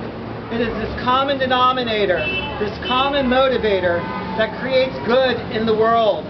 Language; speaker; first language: English; native; English